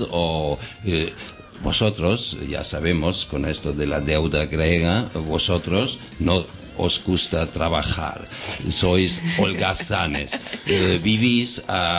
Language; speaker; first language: Spanish; non-native, fluent; German